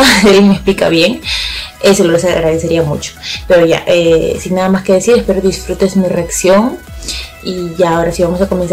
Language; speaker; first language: Spanish; native; Spanish